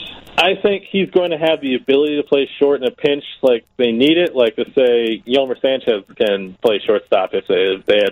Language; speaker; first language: English; native; English